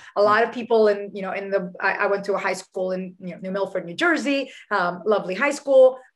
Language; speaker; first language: English; early bilingual, other home language; Spanish